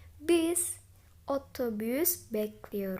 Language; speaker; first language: Turkish; non-native, fluent; Indonesian